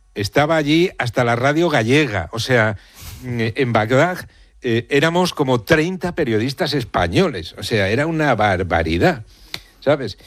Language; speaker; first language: Spanish; native; Spanish